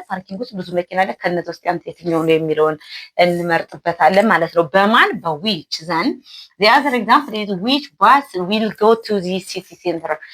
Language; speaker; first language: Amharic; native; Amharic